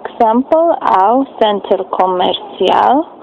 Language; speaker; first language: French; non-native, learner; English